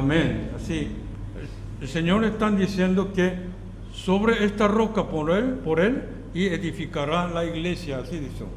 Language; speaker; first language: Spanish; non-native, fluent; Korean